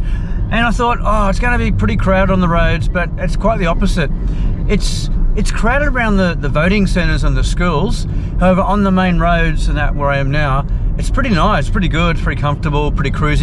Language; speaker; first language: English; native; English